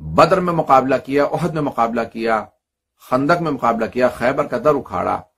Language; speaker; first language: Urdu; native; Urdu